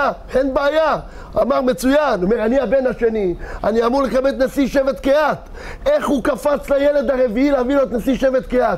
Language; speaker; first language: Hebrew; native; Hebrew